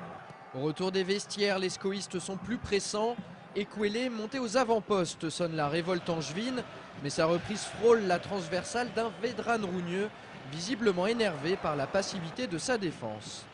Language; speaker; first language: French; native; French